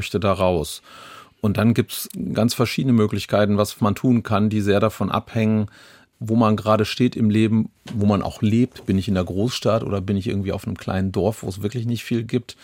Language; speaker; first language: German; native; German